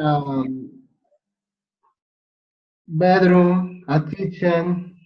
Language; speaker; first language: English; non-native, learner; Spanish